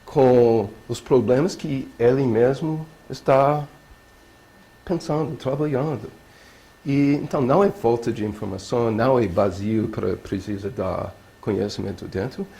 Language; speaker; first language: Portuguese; non-native, learner; English